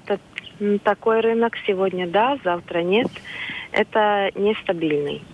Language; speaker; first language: Russian; non-native, local second language; Latvian